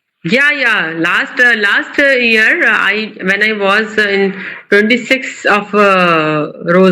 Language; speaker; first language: English; non-native, local second language; Urdu